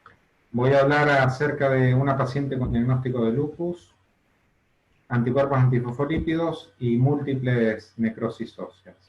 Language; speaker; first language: Spanish; native; Spanish